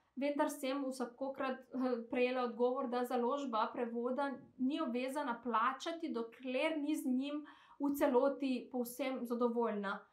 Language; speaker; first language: Slovenian; non-native, fluent; Macedonian